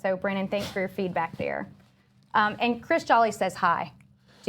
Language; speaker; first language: English; native; English